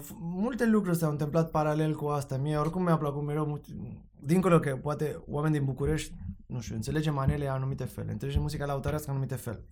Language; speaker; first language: Romanian; non-native, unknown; Spanish